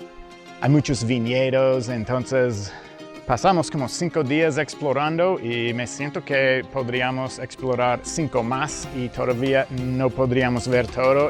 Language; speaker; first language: Spanish; early bilingual, heritage; English